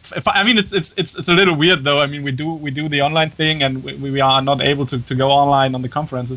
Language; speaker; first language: English; non-native, fluent; German